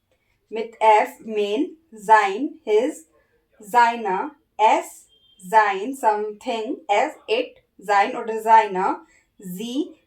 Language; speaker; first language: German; non-native, learner; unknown